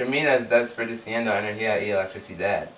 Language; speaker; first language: Spanish; non-native, learner; English